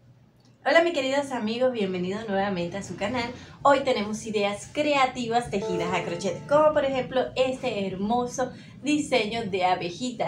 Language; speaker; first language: Spanish; native; Spanish